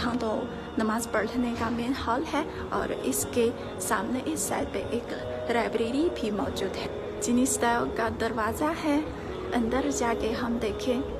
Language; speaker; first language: Hindi; non-native, fluent; Chinese